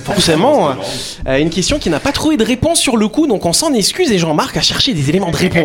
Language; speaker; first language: French; native; French